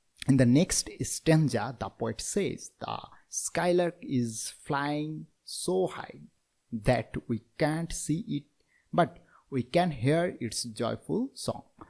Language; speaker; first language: English; non-native, local second language; Bangla